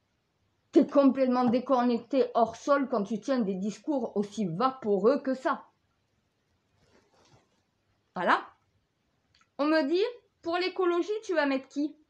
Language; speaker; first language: French; native; French